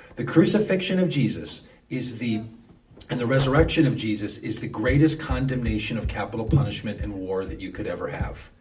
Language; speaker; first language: English; native; English